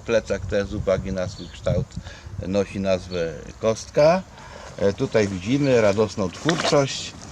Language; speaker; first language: Polish; native; Polish